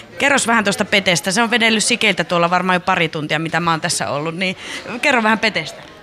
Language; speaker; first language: Finnish; native; Finnish